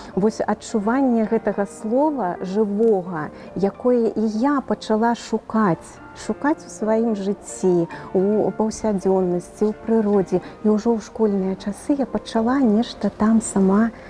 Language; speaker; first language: Belarusian; native; Belarusian